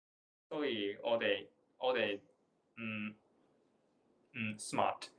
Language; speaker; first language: Chinese; non-native, learner; Japanese